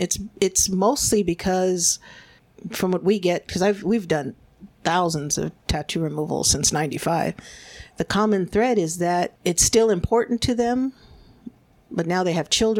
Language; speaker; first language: English; early bilingual, other home language; Spanish